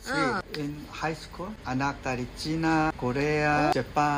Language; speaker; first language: Indonesian; non-native, learner; Korean